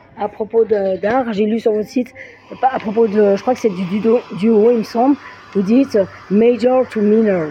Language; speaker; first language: French; native; French